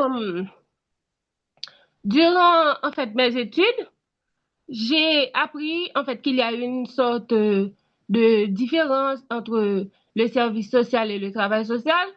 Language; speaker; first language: French; non-native, local second language; Haitian Creole